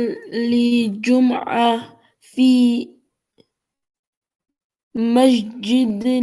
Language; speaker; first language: Arabic; non-native, learner; English